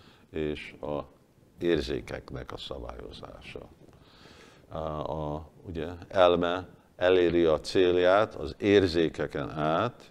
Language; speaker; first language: Hungarian; early bilingual, heritage; Hungarian